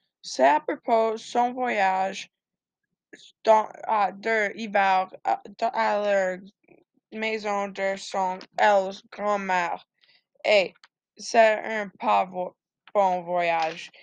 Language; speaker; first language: French; non-native, learner; English